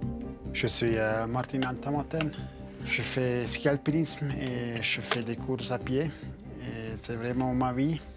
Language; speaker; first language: French; non-native, local second language; German